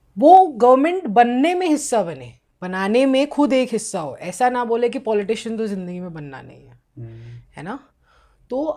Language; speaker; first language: Hindi; native; Hindi